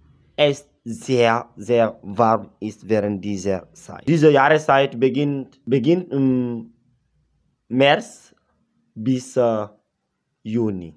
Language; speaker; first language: German; non-native, learner; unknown